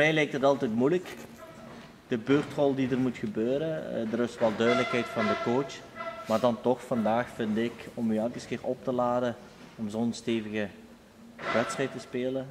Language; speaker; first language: Dutch; native; Dutch